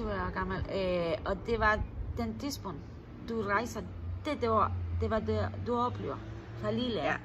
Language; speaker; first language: Danish; non-native, learner; Spanish